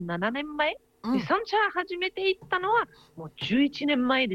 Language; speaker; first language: Japanese; non-native, fluent; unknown